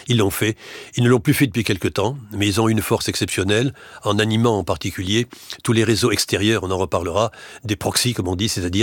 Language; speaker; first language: French; native; French